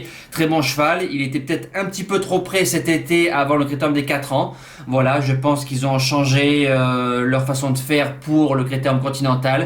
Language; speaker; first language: French; native; French